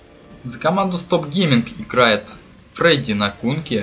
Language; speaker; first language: Russian; native; Russian